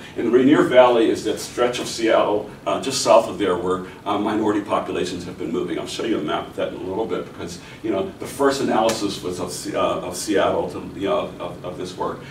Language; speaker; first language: English; native; English